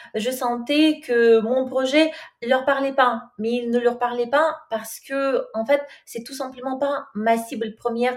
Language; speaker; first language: French; non-native, fluent; Russian